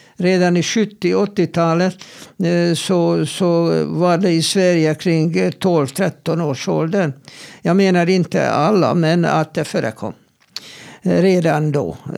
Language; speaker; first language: Swedish; non-native, fluent; Hebrew